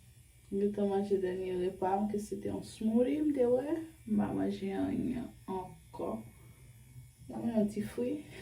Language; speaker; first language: French; non-native, learner; Haitian Creole